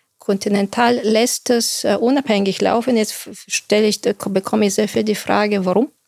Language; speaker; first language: German; non-native, fluent; Bulgarian